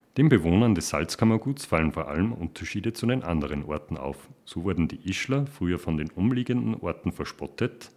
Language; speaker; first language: German; native; German